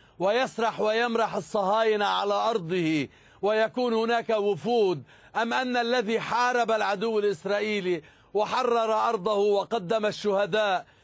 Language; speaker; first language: Arabic; native; Arabic